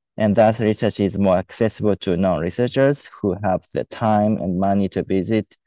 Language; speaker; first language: English; non-native, fluent; Japanese